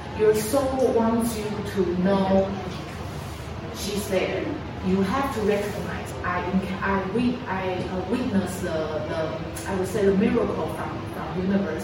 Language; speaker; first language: English; non-native, fluent; Chinese